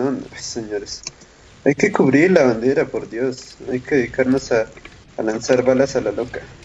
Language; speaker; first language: Spanish; native; Spanish